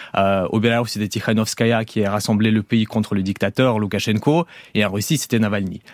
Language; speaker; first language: French; non-native, fluent; Russian